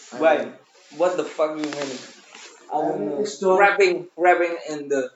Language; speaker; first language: English; non-native, learner; Indonesian